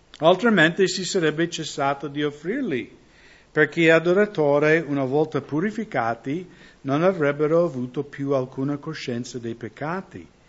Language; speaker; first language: Italian; non-native, fluent; English